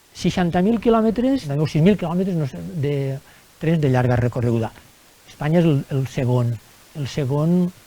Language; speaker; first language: Catalan; native; Catalan